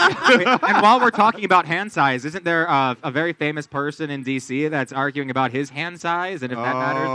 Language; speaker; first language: English; native; English